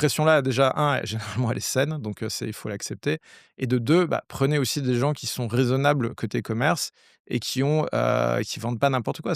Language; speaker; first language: French; native; French